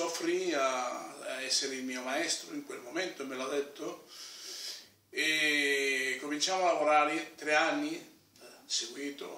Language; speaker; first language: Italian; non-native, fluent; Spanish